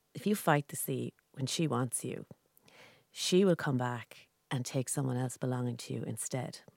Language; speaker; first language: English; non-native, local second language; Irish